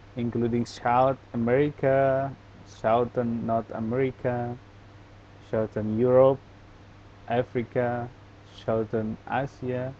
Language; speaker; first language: English; non-native, fluent; Indonesian